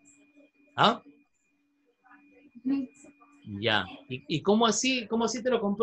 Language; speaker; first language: Spanish; native; Spanish